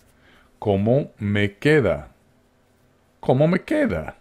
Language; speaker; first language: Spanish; non-native, fluent; English